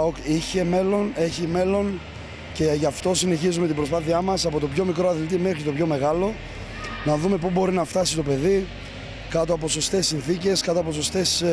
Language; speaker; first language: Greek; native; Greek